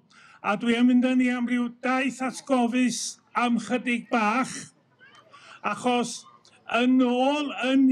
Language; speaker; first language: Welsh; native; Welsh